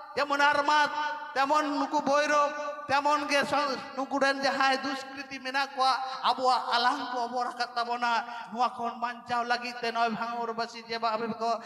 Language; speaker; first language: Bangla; non-native, local second language; Santali